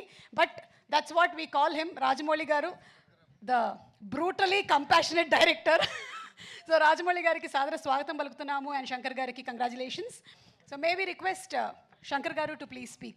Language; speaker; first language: Telugu; native; Telugu